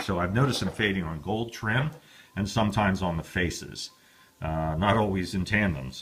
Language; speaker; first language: English; native; English